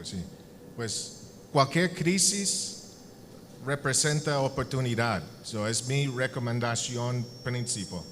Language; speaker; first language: Spanish; non-native, learner; English